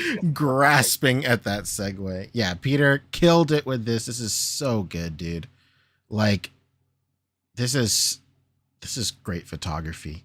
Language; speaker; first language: English; native; English